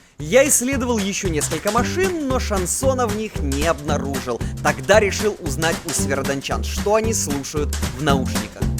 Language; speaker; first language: Russian; native; Russian